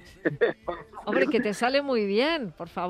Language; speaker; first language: Spanish; native; Spanish